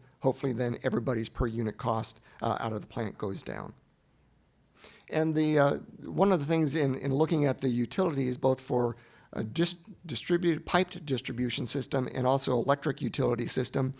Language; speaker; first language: English; native; English